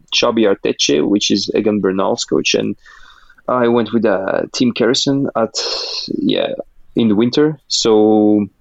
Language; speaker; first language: English; non-native, fluent; Russian